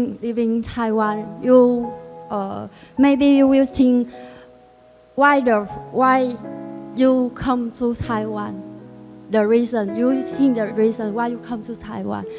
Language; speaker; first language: English; non-native, learner; Vietnamese